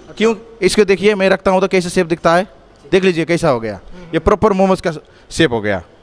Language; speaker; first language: Hindi; non-native, fluent; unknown